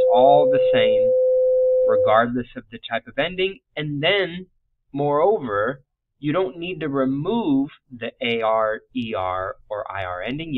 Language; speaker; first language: English; native; English